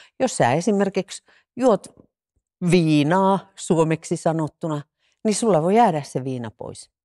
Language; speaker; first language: Finnish; native; Finnish